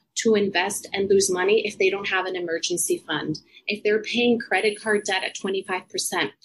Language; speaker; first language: English; non-native, fluent; Spanish